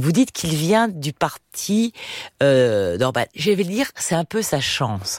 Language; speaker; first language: French; native; French